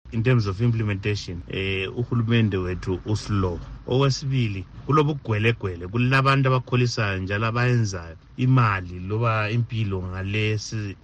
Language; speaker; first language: Zulu; native; Zulu